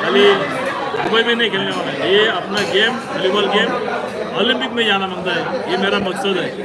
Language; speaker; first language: Hindi; non-native, local second language; Marathi